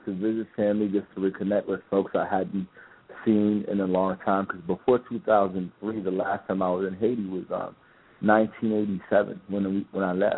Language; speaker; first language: English; non-native, fluent; Haitian Creole